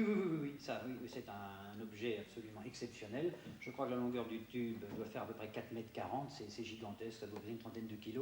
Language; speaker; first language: French; native; French